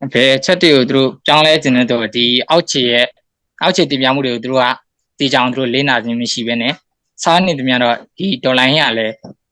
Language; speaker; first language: Burmese; native; Burmese